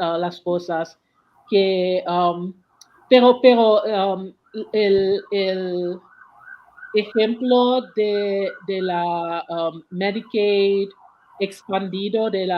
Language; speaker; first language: Spanish; non-native, learner; English